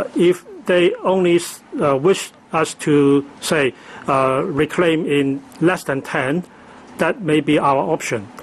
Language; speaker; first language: English; non-native, local second language; Cantonese